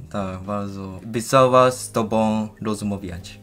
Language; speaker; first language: Polish; non-native, learner; Japanese